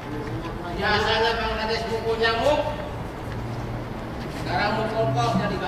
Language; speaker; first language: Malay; non-native, local second language; Javanese